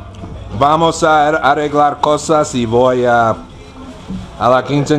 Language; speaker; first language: Spanish; non-native, learner; English